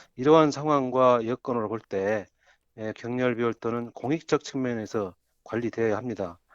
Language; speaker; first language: Korean; native; Korean